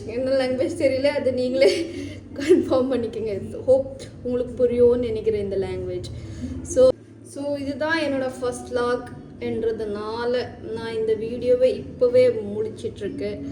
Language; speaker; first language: Tamil; early bilingual, heritage; Tamil